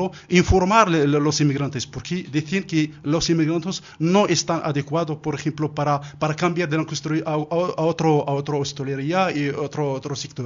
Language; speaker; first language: Spanish; non-native, learner; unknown